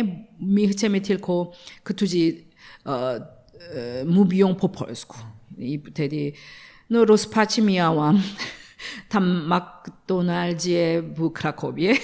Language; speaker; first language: Polish; non-native, learner; Korean